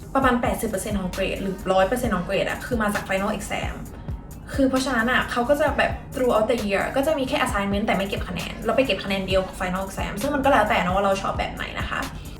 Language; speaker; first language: Thai; native; Thai